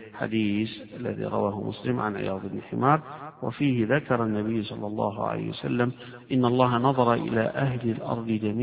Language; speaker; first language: Arabic; native; Arabic